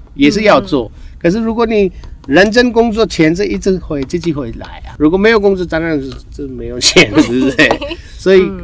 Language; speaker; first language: Chinese; non-native, fluent; Hindi